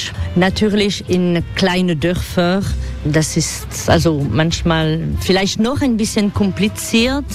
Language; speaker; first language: German; non-native, fluent; French